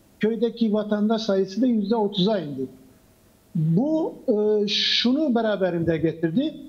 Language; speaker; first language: Turkish; non-native, local second language; Kurdish